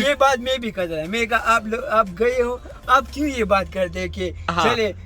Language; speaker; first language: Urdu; non-native, local second language; Pashto